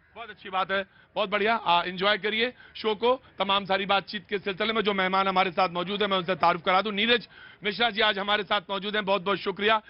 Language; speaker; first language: Hindi; native; Hindi